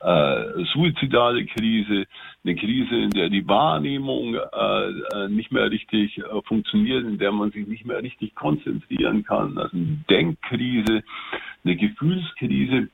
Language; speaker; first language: German; native; German